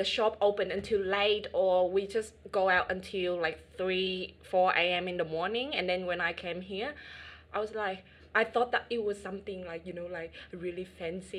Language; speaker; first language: English; non-native, fluent; Vietnamese